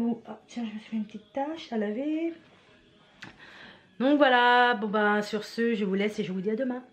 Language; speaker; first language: French; native; French